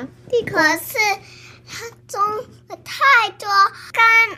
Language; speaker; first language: Chinese; early bilingual, heritage; Chinese